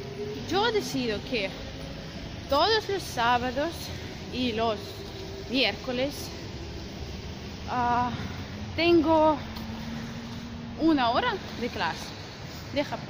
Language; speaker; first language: Spanish; non-native, fluent; Russian